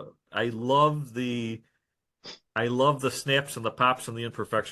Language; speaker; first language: English; native; English